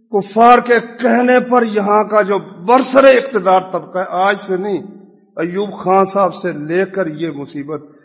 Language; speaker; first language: Urdu; non-native, local second language; Punjabi